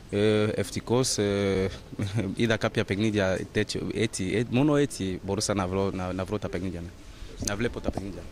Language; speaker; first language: Greek; non-native, fluent; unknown